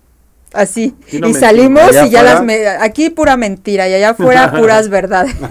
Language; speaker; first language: Spanish; native; Spanish